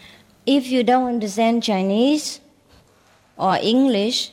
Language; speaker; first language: English; non-native, fluent; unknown